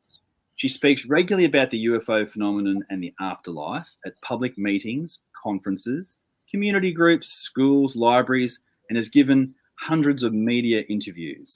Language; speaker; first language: English; native; English